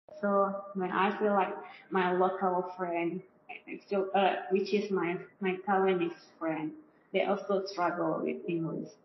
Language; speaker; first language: English; non-native, learner; Indonesian